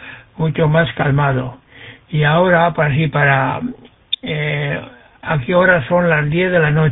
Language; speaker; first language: Spanish; native; Spanish